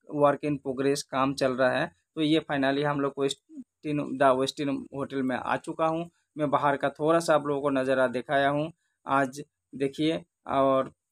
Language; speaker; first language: Hindi; non-native, local second language; Bangla